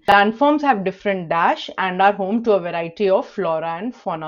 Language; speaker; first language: English; non-native, local second language; Hindi